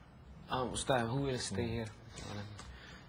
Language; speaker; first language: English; non-native, local second language; Filipino